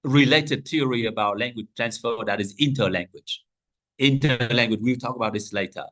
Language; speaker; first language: English; non-native, fluent; Vietnamese